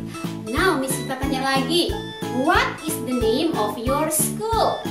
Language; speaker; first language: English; non-native, fluent; Indonesian